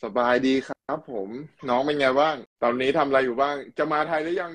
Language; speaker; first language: Thai; native; Thai